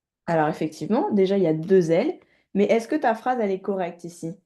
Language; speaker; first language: French; native; French